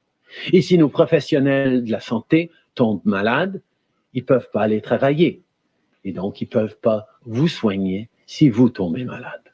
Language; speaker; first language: French; native; French